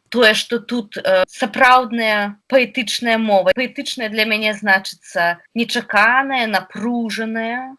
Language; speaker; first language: Belarusian; non-native, local second language; Russian